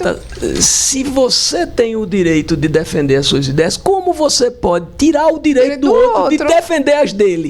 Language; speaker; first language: Portuguese; native; Portuguese